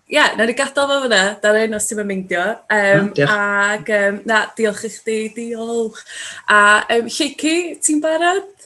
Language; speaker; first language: Welsh; native; Welsh